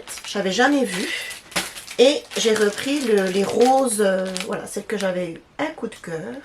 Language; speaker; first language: French; native; French